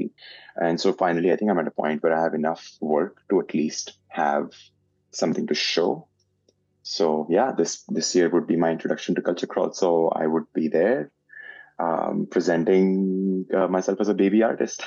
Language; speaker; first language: English; non-native, local second language; Hindi